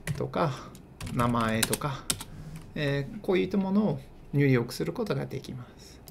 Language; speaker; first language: Japanese; non-native, fluent; English